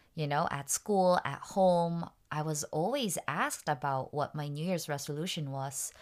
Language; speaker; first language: English; non-native, local second language; Waray